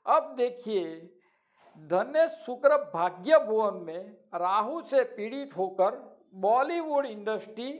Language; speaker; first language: Hindi; non-native, local second language; Gujarati